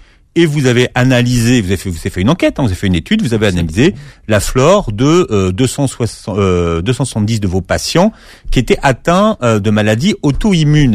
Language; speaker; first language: French; native; French